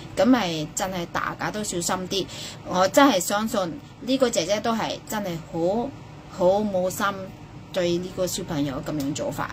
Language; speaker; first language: Cantonese; non-native, fluent; Indonesian